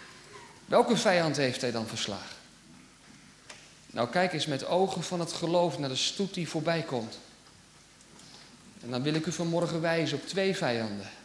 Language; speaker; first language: Dutch; native; Dutch